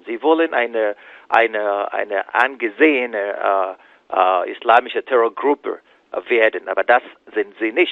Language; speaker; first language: German; non-native, fluent; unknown